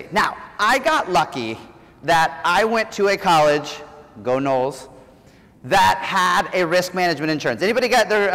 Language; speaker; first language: English; native; English